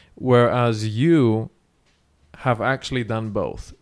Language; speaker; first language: English; non-native, fluent; Greek